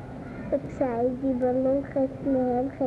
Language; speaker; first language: Dutch; early bilingual, other home language; Arabic